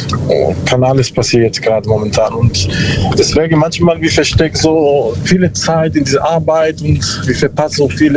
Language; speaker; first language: German; non-native, learner; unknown